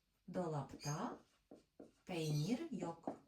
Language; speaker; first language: Turkish; non-native, learner; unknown